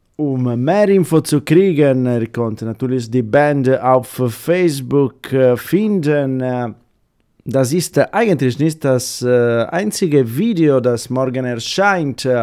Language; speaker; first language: German; non-native, fluent; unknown